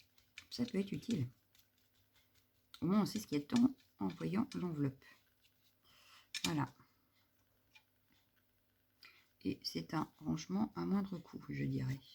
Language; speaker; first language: French; native; French